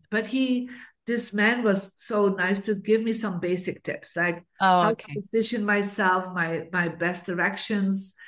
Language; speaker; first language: English; non-native, fluent; Dutch